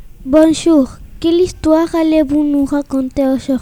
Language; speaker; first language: French; non-native, learner; Spanish